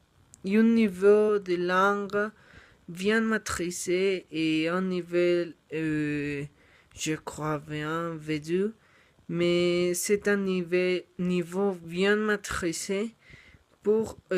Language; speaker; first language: French; non-native, learner; Spanish